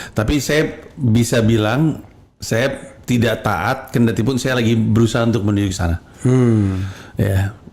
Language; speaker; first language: Indonesian; native; Indonesian